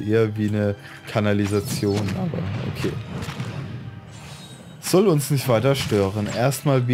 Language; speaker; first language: German; native; German